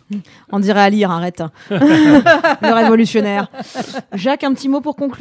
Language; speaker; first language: French; native; French